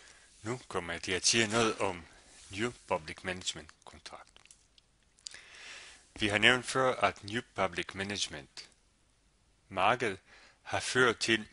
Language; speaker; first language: Danish; non-native, fluent; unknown